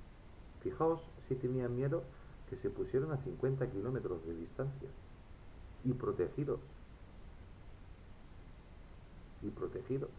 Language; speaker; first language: Spanish; native; Spanish